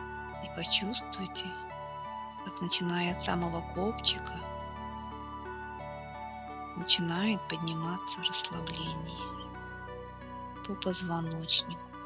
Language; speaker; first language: Russian; native; Russian